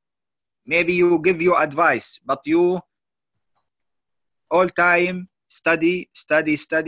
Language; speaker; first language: English; non-native, learner; Arabic